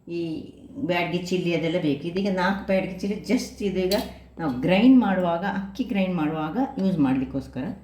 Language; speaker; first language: Kannada; non-native, local second language; Tulu